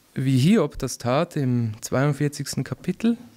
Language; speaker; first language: German; native; German